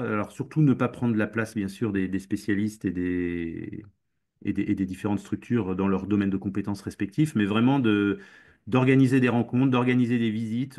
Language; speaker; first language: French; native; French